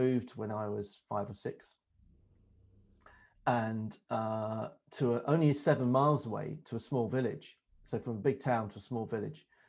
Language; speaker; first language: English; native; English